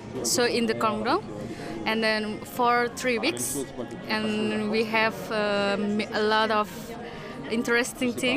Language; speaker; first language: English; non-native, learner; Indonesian